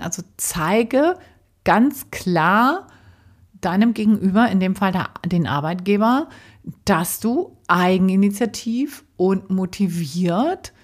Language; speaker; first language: German; native; German